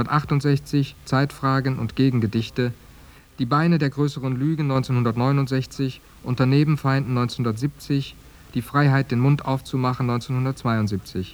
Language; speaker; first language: German; native; German